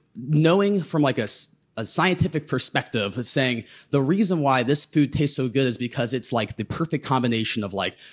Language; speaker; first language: English; native; English